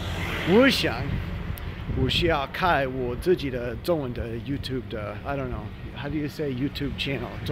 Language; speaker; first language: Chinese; non-native, learner; English